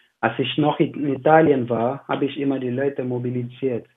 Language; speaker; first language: German; non-native, fluent; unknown